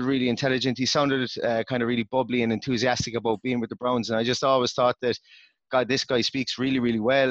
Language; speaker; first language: English; native; English